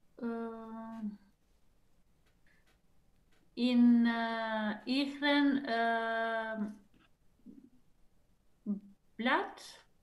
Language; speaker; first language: German; non-native, learner; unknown